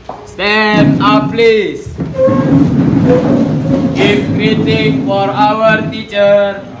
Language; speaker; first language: English; non-native, learner; Indonesian